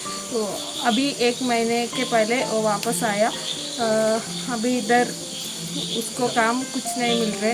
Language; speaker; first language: Hindi; non-native, local second language; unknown